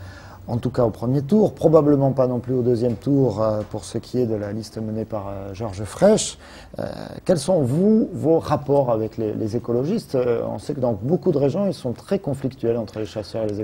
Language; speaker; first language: French; native; French